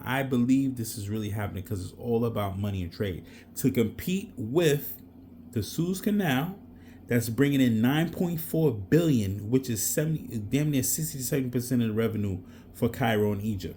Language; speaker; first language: English; native; English